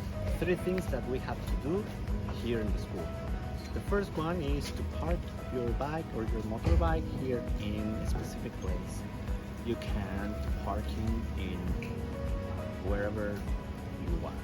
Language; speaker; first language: English; non-native, learner; Spanish